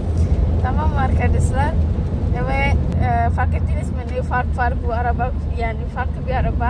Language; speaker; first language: Turkish; non-native, learner; Indonesian